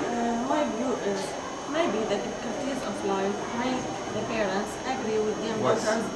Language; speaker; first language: English; non-native, learner; Arabic